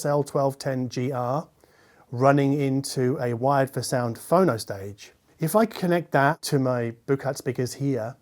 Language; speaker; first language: English; native; English